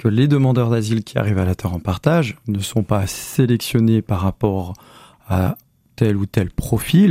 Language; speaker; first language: French; native; French